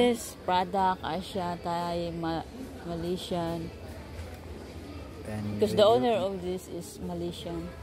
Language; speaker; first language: English; non-native, learner; Filipino